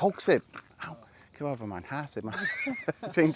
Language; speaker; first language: Thai; non-native, learner; English